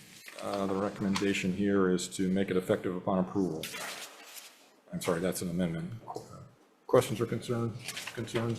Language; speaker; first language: English; native; English